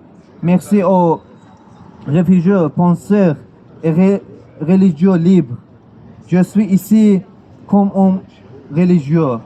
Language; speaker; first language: French; non-native, learner; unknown